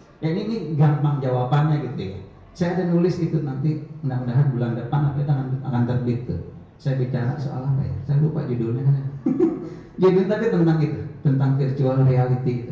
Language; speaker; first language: Indonesian; native; Indonesian